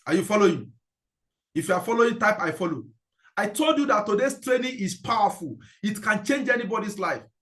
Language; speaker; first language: English; non-native, local second language; Yoruba